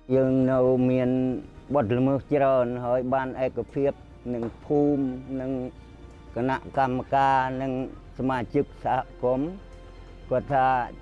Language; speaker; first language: Khmer; non-native, local second language; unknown